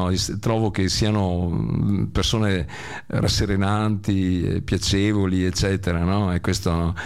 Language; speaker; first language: Italian; native; Italian